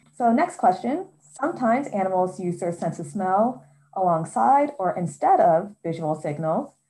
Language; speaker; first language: English; native; English